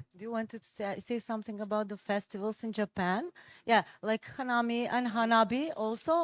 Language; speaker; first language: English; non-native, fluent; Macedonian